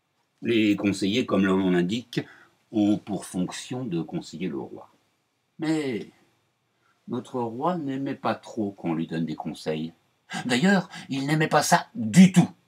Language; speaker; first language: French; native; French